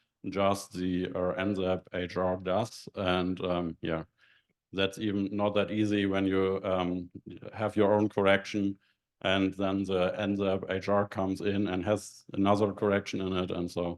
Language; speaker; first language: English; non-native, fluent; German